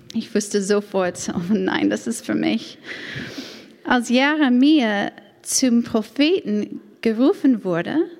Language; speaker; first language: German; non-native, fluent; English